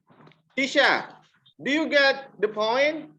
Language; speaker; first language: English; non-native, fluent; Indonesian